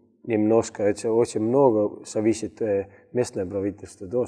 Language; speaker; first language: Russian; non-native, learner; Estonian